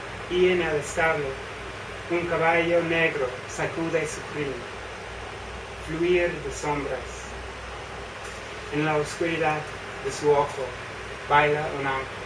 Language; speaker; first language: Spanish; non-native, fluent; English